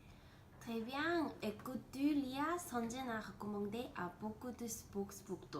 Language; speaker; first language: French; non-native, learner; Korean